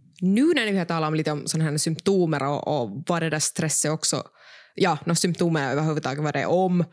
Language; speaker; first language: Swedish; non-native, local second language; Finnish